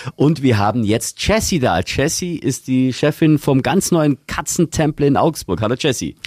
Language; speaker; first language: German; native; German